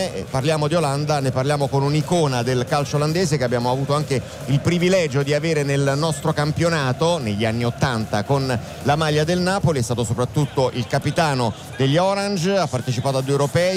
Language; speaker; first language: Italian; native; Italian